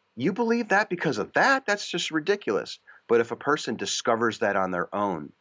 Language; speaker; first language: English; native; English